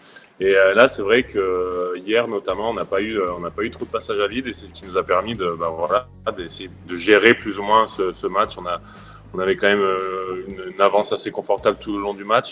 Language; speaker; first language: French; native; French